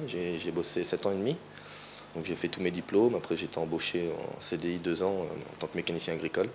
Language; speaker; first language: French; native; French